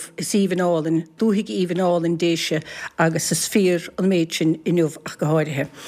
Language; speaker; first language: Irish; native; Irish